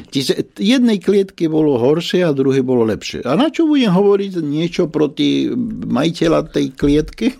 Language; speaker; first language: Slovak; non-native, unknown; Spanish